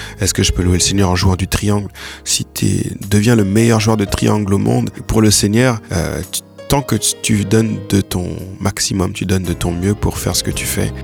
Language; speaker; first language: French; native; French